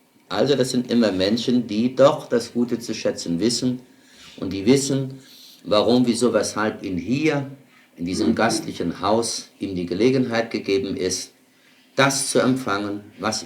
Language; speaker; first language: German; native; German